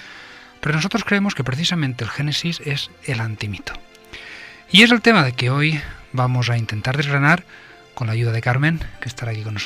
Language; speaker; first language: Spanish; native; Spanish